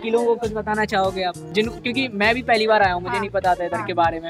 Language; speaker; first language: Hindi; native; Hindi